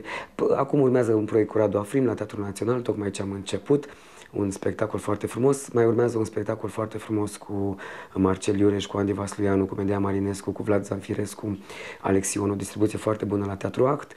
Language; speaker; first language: Romanian; native; Romanian